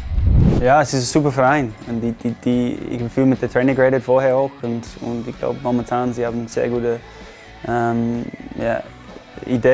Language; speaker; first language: German; non-native, learner; English